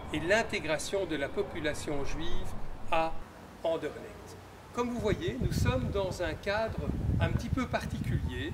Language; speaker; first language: French; native; French